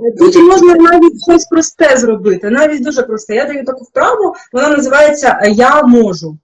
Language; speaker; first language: Ukrainian; non-native, local second language; Russian